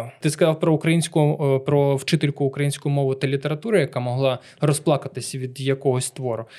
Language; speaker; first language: Ukrainian; non-native, local second language; Russian